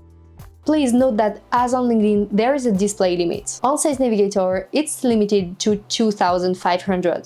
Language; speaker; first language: English; non-native, fluent; French